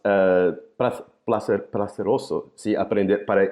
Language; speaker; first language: Spanish; non-native, fluent; Portuguese